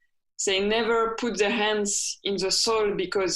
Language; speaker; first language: English; non-native, fluent; French